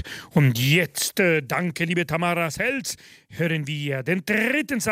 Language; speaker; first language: German; non-native, fluent; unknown